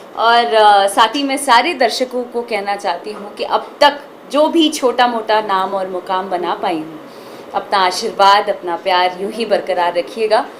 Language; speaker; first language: Hindi; native; Hindi